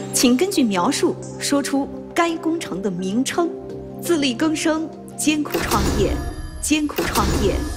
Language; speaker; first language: Chinese; native; Chinese